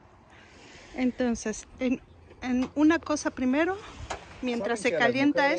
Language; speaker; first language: Spanish; native; Spanish